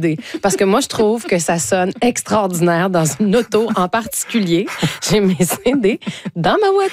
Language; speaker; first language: French; native; French